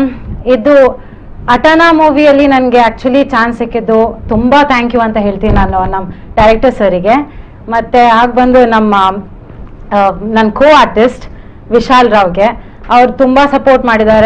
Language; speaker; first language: Kannada; non-native, local second language; Tulu